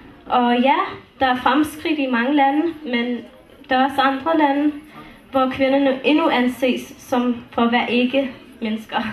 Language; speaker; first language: Danish; early bilingual, other home language; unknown